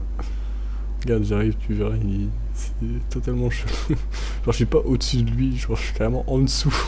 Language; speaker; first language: French; native; French